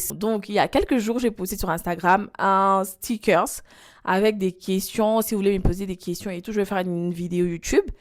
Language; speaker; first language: French; non-native, local second language; Lingala